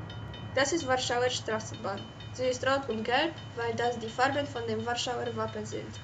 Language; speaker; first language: German; non-native, learner; Polish